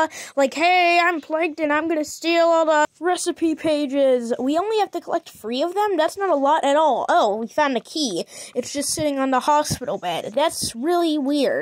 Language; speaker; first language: English; native; English